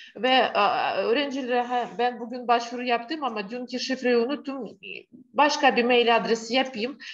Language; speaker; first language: Turkish; non-native, fluent; Russian